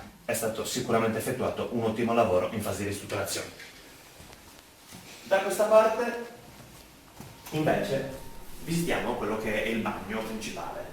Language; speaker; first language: Italian; native; Italian